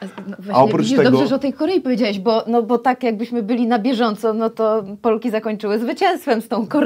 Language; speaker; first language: Polish; native; Polish